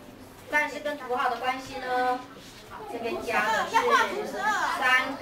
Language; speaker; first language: Chinese; native; Chinese